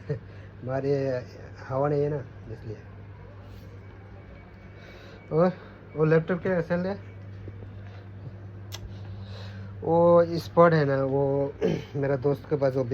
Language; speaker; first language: Hindi; non-native, learner; Bangla